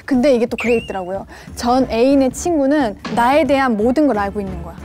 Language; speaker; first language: Korean; native; Korean